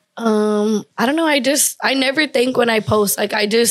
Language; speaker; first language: English; native; English